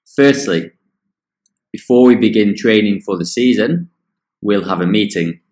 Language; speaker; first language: English; native; English